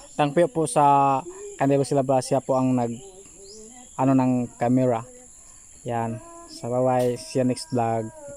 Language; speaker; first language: Filipino; non-native, local second language; Cebuano